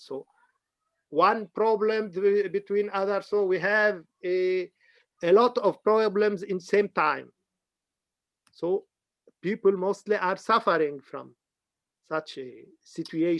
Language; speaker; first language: English; non-native, fluent; Arabic